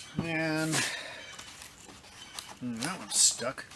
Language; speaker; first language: English; native; English